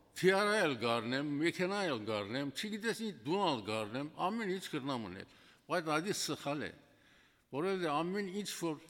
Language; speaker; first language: Armenian; native; Armenian